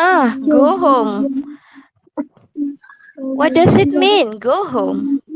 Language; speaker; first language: English; non-native, fluent; Indonesian